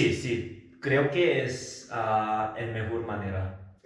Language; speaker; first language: Spanish; non-native, learner; Korean